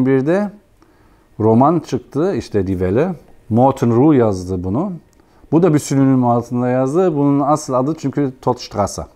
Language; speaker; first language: Turkish; non-native, fluent; German